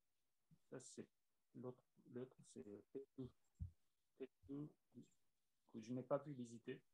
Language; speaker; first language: French; non-native, learner; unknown